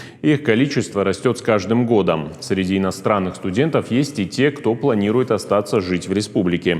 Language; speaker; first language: Russian; native; Russian